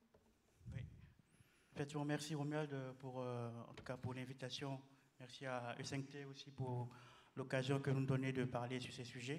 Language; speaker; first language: French; native; French